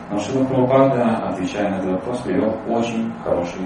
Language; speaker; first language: Russian; native; Russian